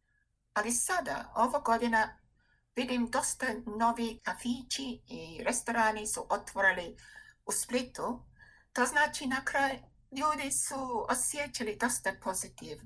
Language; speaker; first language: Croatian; non-native, fluent; English